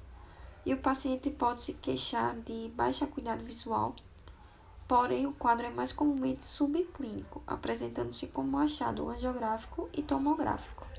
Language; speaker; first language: Portuguese; native; Portuguese